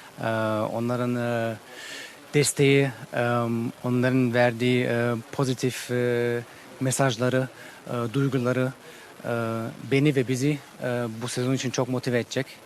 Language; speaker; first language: Turkish; early bilingual, heritage; Turkish